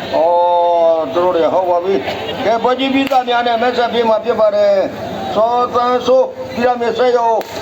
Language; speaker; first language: Burmese; native; Burmese